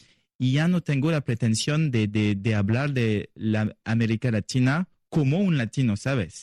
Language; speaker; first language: Spanish; non-native, learner; French